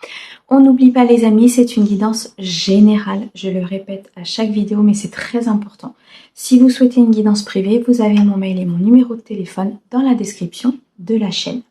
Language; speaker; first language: French; native; French